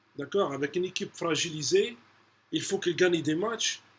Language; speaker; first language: French; non-native, local second language; Arabic